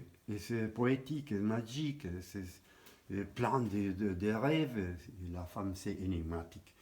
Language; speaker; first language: French; non-native, fluent; Spanish